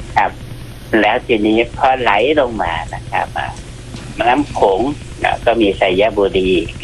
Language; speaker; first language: Thai; native; Thai